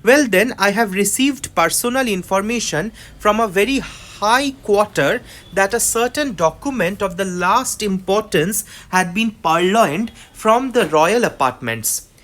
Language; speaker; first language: English; non-native, local second language; Bangla